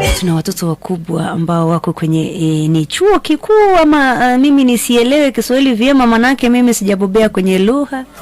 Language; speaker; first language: Swahili; non-native, local second language; Gusii